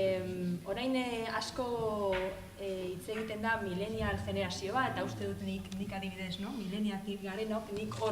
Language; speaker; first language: Basque; non-native, local second language; Spanish